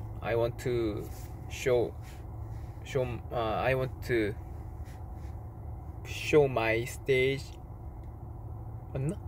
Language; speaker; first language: English; non-native, learner; Korean